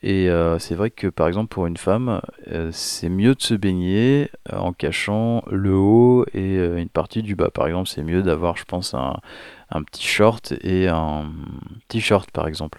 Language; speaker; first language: French; native; French